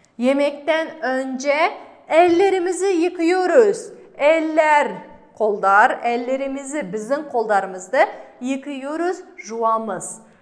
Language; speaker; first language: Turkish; non-native, fluent; Kazakh